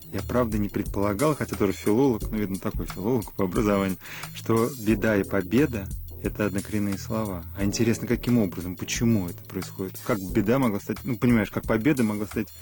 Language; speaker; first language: Russian; native; Russian